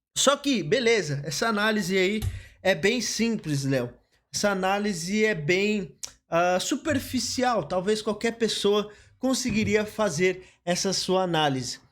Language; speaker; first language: Portuguese; native; Portuguese